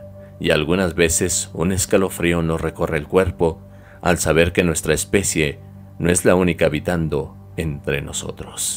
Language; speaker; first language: Spanish; native; Spanish